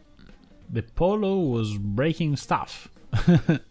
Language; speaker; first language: English; non-native, fluent; Italian